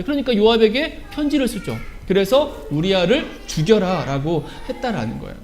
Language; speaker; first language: Korean; native; Korean